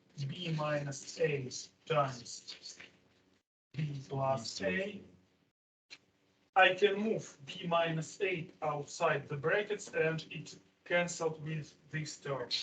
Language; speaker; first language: English; non-native, fluent; Russian